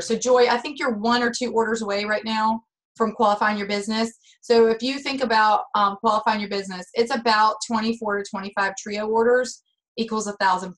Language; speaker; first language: English; native; English